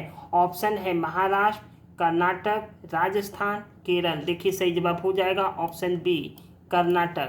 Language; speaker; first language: Hindi; native; Hindi